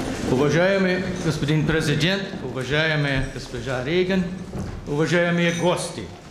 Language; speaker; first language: Russian; non-native, fluent; English